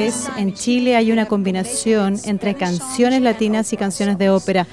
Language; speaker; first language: Spanish; non-native, fluent; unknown